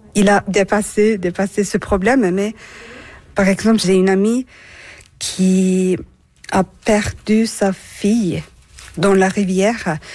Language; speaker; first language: French; non-native, learner; Turkish